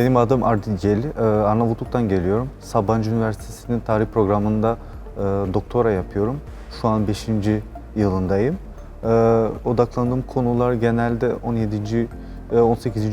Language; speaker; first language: Turkish; non-native, fluent; Albanian